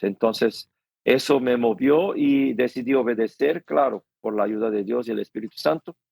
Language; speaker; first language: Spanish; non-native, fluent; Korean